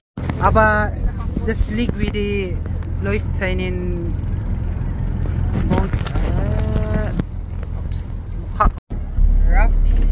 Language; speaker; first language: German; non-native, learner; Filipino